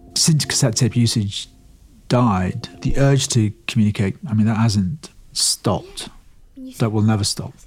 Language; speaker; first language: English; early bilingual, other home language; Urdu